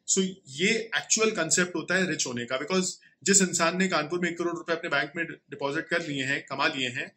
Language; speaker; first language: Hindi; native; Hindi